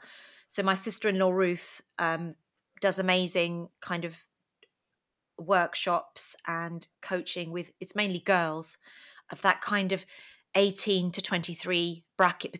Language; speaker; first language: English; early bilingual, other home language; Greek